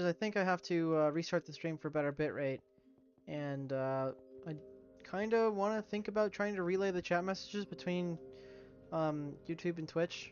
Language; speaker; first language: English; native; English